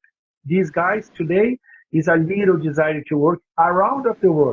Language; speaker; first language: English; non-native, learner; Portuguese